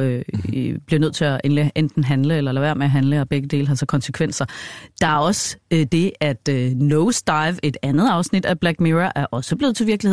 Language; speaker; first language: Danish; native; Danish